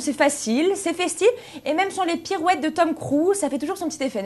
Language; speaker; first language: French; native; French